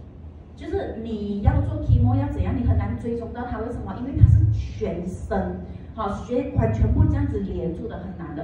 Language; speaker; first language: Chinese; native; Chinese